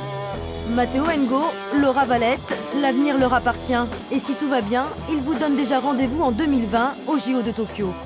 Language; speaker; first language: French; native; French